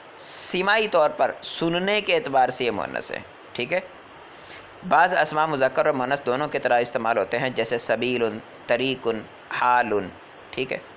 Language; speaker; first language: Urdu; native; Urdu